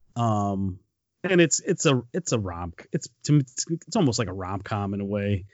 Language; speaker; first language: English; native; English